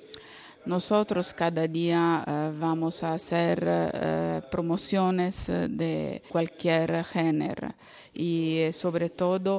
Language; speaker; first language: Spanish; non-native, fluent; Italian